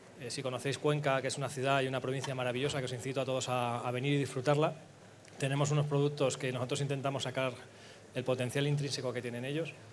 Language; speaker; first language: Spanish; native; Spanish